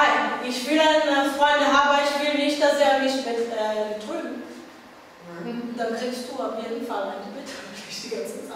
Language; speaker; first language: German; non-native, learner; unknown